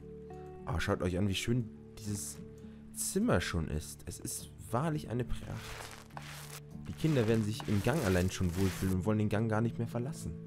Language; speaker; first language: German; native; German